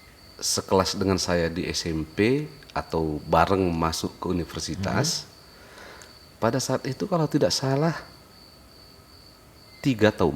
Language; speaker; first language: Indonesian; native; Indonesian